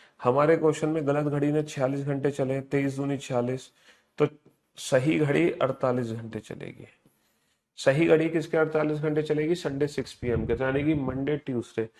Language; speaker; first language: Hindi; native; Hindi